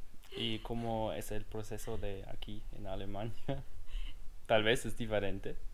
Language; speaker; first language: Spanish; non-native, learner; German